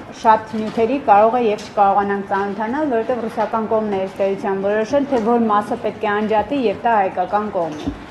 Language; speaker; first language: Armenian; native; Armenian